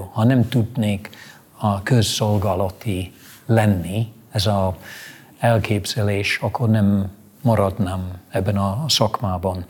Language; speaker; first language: Hungarian; non-native, fluent; English